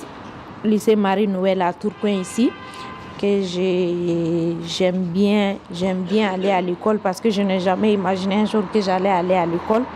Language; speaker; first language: French; non-native, local second language; Mandingo